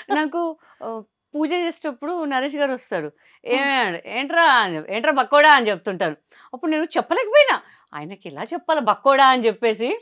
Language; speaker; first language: Telugu; non-native, local second language; Hindi